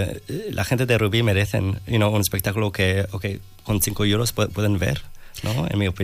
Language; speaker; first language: Spanish; non-native, learner; English